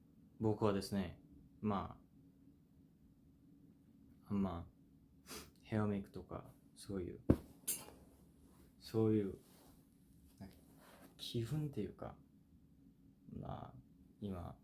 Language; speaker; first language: Japanese; non-native, fluent; Korean